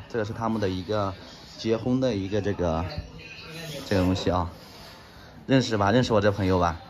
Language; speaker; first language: Chinese; native; Chinese